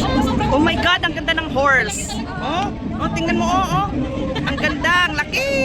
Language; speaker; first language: Filipino; non-native, local second language; Cebuano